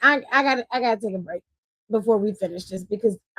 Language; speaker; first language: English; native; English